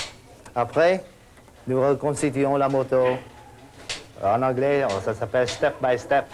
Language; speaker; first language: French; non-native, fluent; Vietnamese